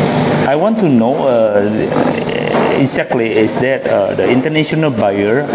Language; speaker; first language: English; non-native, learner; Indonesian